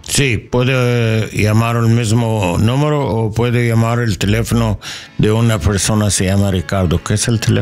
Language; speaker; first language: Spanish; non-native, learner; English